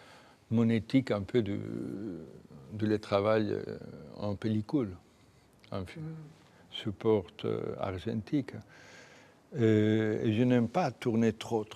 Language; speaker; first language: French; non-native, fluent; Spanish